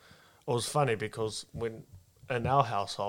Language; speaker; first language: English; non-native, local second language; Māori